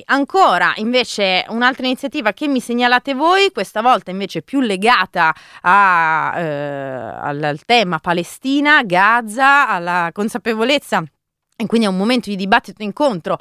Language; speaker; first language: Italian; native; Italian